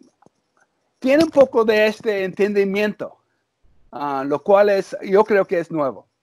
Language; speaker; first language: Spanish; early bilingual, heritage; English